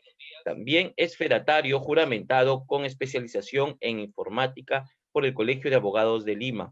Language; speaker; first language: Spanish; native; Spanish